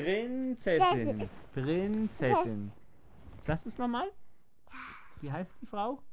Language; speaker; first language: German; native; German